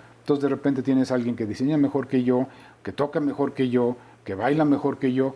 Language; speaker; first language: Spanish; native; Spanish